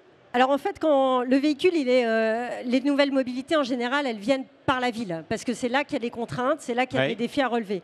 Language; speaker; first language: French; native; French